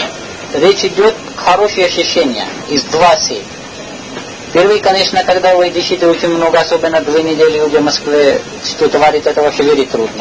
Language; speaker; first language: Russian; non-native, learner; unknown